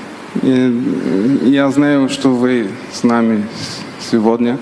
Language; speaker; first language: Russian; non-native, learner; Bulgarian